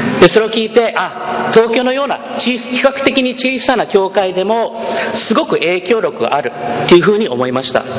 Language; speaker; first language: Japanese; early bilingual, heritage; Japanese